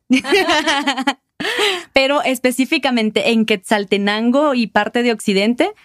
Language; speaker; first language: Spanish; native; Spanish